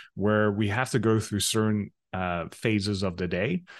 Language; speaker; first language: English; non-native, fluent; Dutch